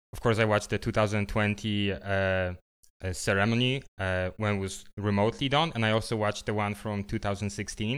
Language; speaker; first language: English; non-native, fluent; Polish